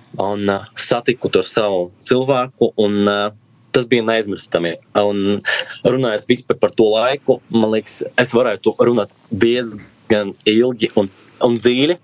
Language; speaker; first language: Latvian; non-native, local second language; Russian